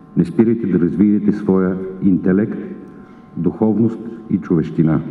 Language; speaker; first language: Bulgarian; native; Bulgarian